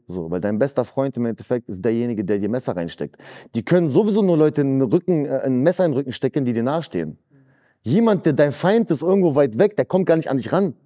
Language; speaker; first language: German; early bilingual, other home language; Russian